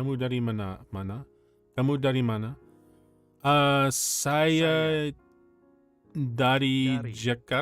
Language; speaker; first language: Indonesian; non-native, learner; English